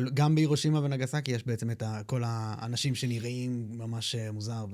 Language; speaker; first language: Hebrew; native; Hebrew